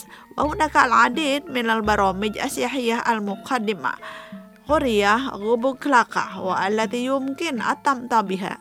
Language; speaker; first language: Arabic; non-native, fluent; Indonesian